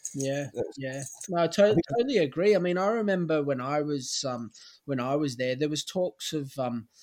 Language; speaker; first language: English; native; English